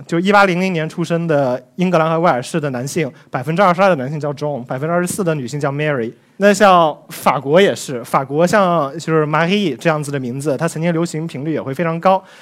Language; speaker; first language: Chinese; native; Chinese